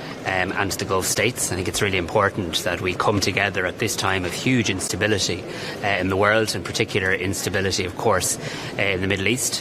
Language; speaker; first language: English; native; English